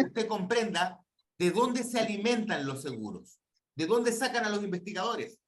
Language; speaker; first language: Spanish; native; Spanish